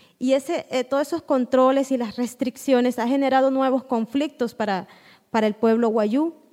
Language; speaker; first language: Spanish; non-native, local second language; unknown